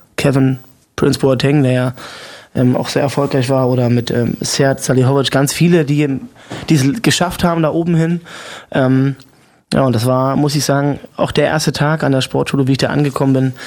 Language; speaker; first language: German; native; German